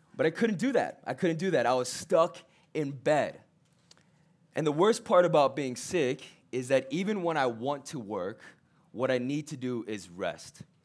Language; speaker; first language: English; early bilingual, other home language; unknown